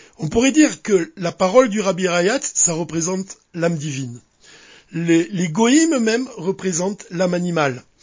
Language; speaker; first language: French; native; French